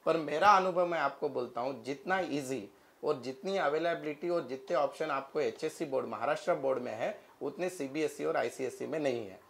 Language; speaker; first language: Hindi; non-native, local second language; Marathi